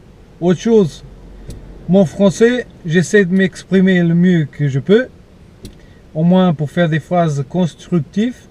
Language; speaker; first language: French; non-native, fluent; Portuguese